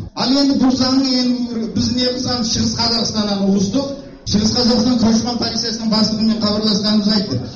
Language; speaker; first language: Kazakh; early bilingual, heritage; Kazakh